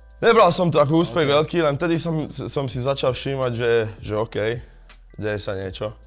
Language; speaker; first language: Slovak; early bilingual, other home language; Italian